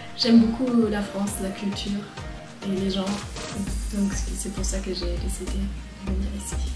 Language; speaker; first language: French; non-native, fluent; German